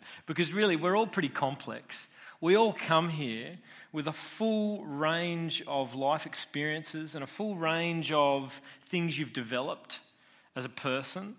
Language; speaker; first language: English; native; English